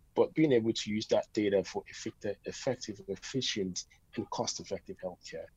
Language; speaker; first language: English; native; English